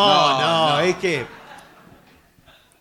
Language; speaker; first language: Spanish; native; Spanish